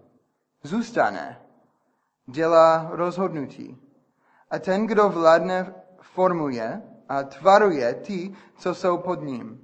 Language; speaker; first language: Czech; non-native, fluent; English